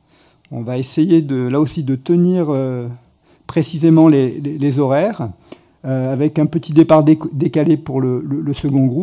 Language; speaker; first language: French; native; French